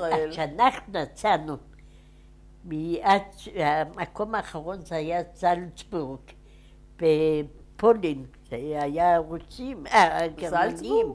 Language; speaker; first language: Hebrew; non-native, fluent; Yiddish